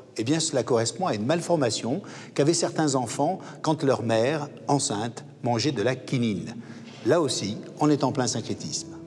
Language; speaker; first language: French; native; French